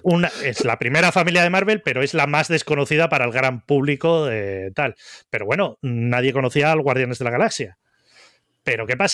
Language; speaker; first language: Spanish; native; Spanish